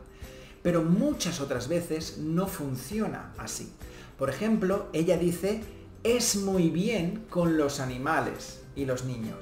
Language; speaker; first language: Spanish; native; Spanish